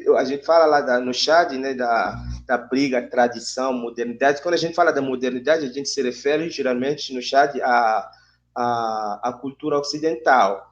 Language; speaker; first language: Portuguese; non-native, fluent; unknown